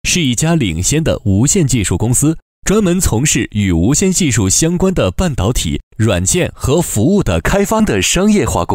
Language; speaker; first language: Chinese; native; Chinese